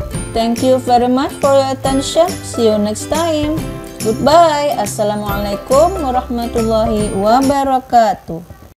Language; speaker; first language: English; non-native, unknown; Indonesian